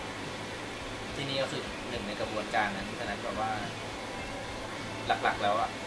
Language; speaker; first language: Thai; native; Thai